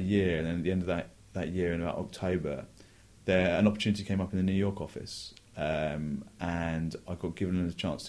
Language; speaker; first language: English; native; English